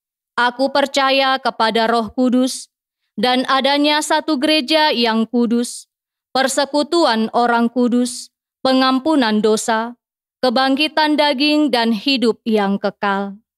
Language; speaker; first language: Indonesian; native; Indonesian